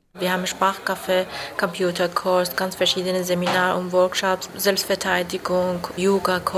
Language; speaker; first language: German; non-native, fluent; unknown